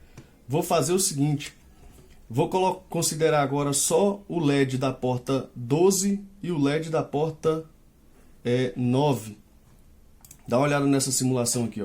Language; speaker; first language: Portuguese; native; Portuguese